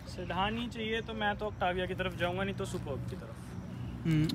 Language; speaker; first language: Hindi; native; Hindi